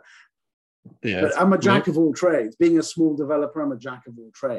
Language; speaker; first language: English; native; English